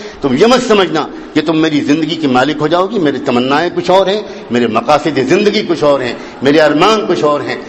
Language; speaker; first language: Urdu; native; Urdu